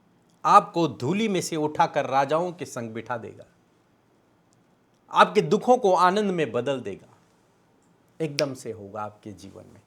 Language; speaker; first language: Hindi; native; Hindi